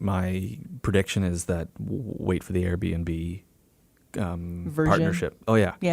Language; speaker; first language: English; native; English